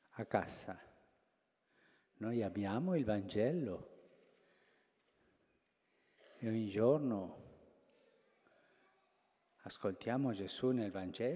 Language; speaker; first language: Italian; non-native, fluent; Spanish